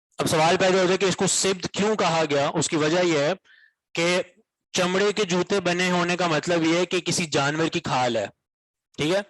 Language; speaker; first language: Urdu; native; Urdu